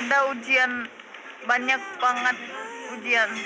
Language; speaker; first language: Indonesian; non-native, learner; Turkish